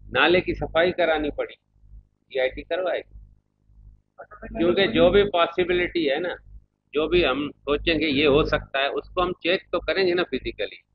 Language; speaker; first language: Urdu; non-native, local second language; Sindhi